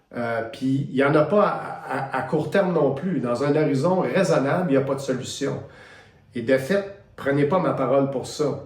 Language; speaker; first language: French; native; French